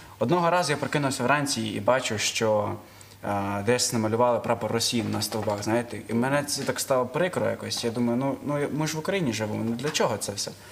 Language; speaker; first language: Ukrainian; non-native, local second language; Russian